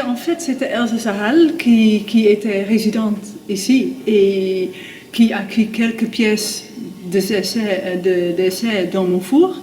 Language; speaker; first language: French; non-native, fluent; Dutch